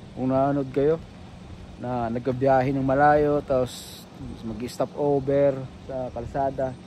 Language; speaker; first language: Filipino; non-native, local second language; Waray